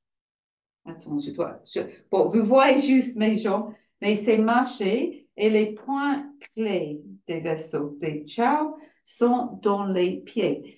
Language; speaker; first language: French; non-native, fluent; English